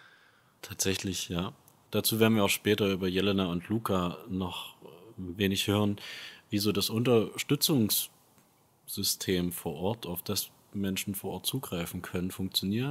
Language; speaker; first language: German; native; German